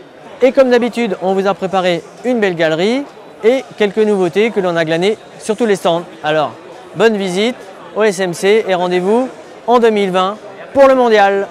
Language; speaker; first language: French; native; French